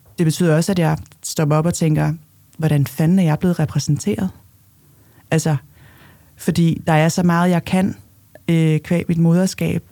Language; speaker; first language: Danish; early bilingual, other home language; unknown